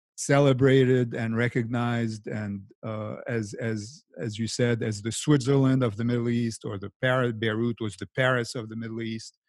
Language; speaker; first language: English; non-native, fluent; Arabic